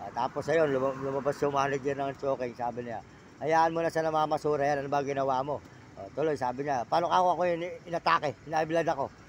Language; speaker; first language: Filipino; native; Filipino